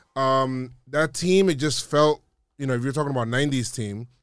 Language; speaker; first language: English; native; English